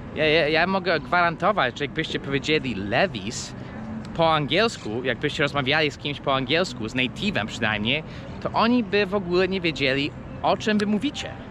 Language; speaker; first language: Polish; early bilingual, heritage; English